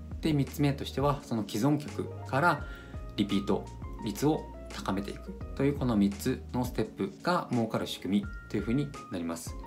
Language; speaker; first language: Japanese; native; Japanese